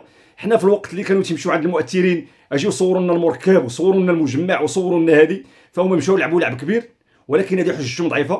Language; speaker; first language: Arabic; native; Arabic